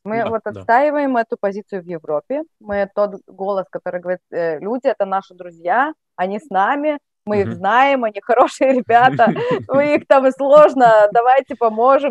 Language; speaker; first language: Russian; native; Russian